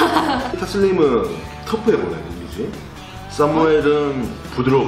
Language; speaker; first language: Korean; native; Korean